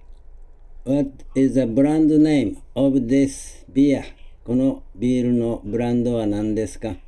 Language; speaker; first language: Japanese; native; Japanese